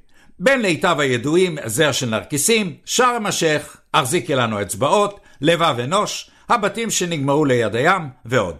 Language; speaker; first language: Hebrew; native; Hebrew